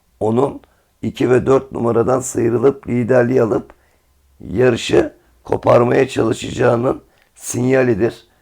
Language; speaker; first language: Turkish; native; Turkish